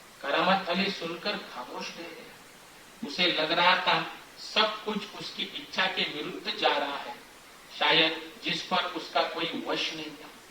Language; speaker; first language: Hindi; non-native, local second language; Marathi